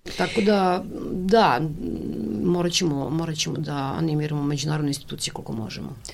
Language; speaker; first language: Serbian; native; Serbian